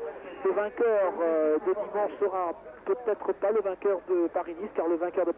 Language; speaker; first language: French; native; French